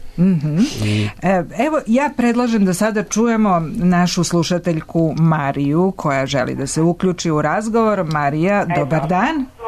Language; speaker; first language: Serbian; native; Serbian